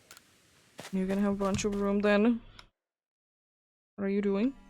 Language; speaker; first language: English; non-native, fluent; Finnish